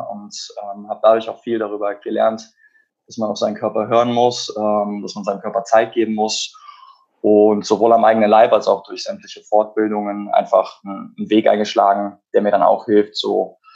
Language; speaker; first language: German; native; German